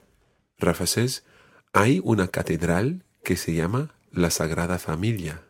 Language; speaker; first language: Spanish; non-native, fluent; English